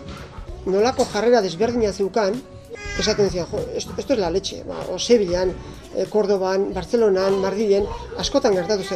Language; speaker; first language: Basque; native; Basque